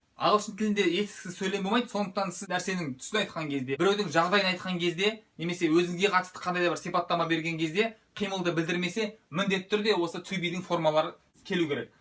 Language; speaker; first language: Kazakh; native; Kazakh